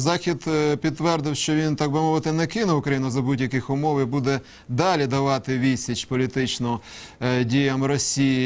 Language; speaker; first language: Ukrainian; native; Ukrainian